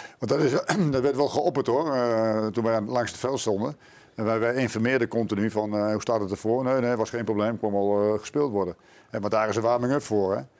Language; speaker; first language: Dutch; native; Dutch